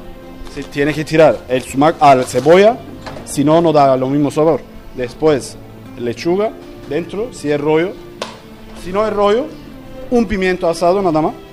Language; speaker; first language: Spanish; non-native, learner; Turkish